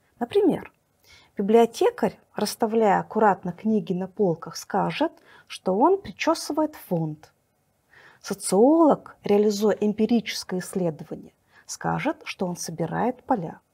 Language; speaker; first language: Russian; native; Russian